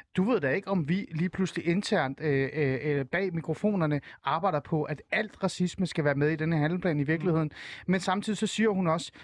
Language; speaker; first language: Danish; early bilingual, other home language; Persian